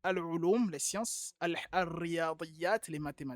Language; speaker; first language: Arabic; non-native, fluent; French